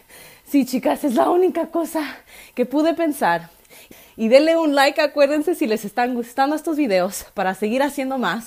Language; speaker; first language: Spanish; early bilingual, other home language; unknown